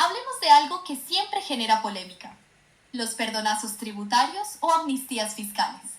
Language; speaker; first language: Spanish; native; Spanish